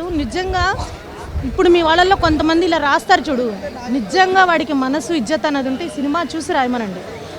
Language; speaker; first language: Telugu; native; Telugu